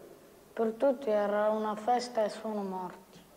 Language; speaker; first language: Italian; non-native, learner; Serbian